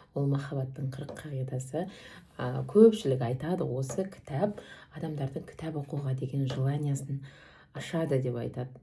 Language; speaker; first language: Kazakh; non-native, local second language; Russian